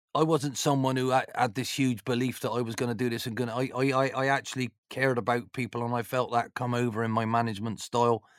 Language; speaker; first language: English; native; English